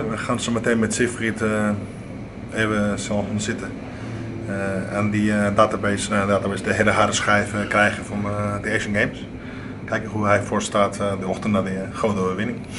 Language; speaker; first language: Dutch; non-native, fluent; Spanish